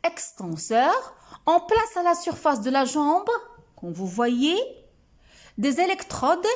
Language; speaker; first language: French; non-native, local second language; Arabic